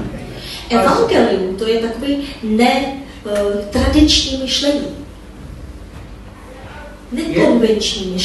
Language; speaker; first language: Czech; non-native, fluent; Korean